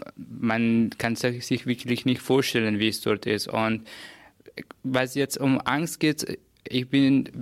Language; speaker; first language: German; non-native, fluent; Persian